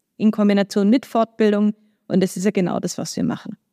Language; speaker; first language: German; native; German